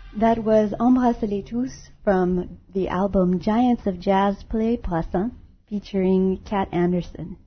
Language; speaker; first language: English; native; English